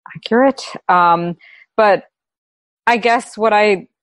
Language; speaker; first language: English; native; English